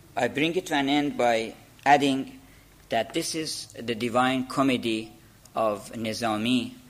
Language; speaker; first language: English; non-native, fluent; Persian